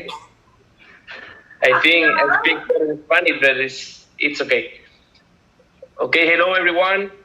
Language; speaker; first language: English; non-native, learner; Spanish